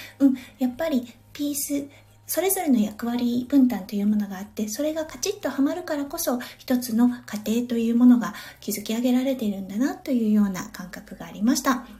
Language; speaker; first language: Japanese; native; Japanese